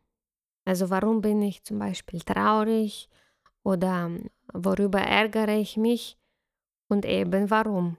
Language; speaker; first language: German; non-native, fluent; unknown